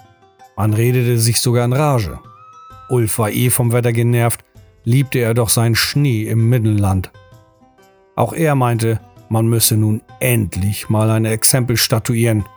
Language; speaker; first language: German; native; German